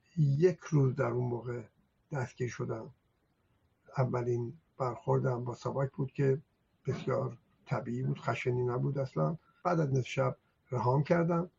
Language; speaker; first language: Persian; non-native, local second language; Azerbaijani